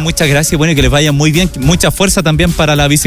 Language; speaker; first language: Spanish; native; Spanish